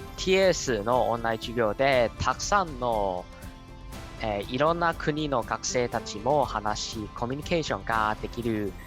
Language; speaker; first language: Japanese; non-native, learner; Cantonese